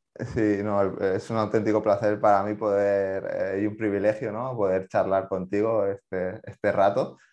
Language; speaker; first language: Spanish; native; Spanish